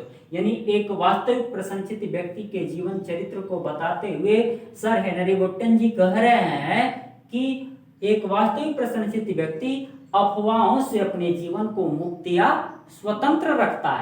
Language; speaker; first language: Hindi; native; Hindi